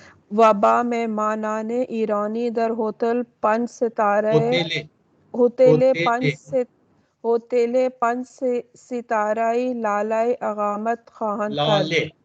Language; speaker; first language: Persian; non-native, learner; Urdu